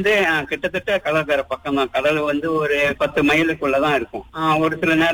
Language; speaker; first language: Tamil; early bilingual, heritage; Tamil